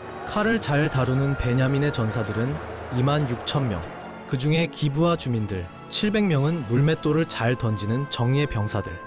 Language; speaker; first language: Korean; native; Korean